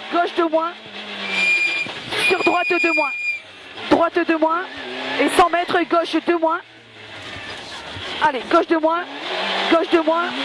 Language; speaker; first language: French; native; French